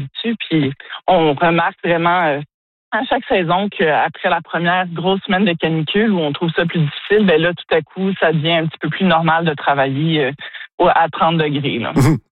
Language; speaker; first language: French; native; French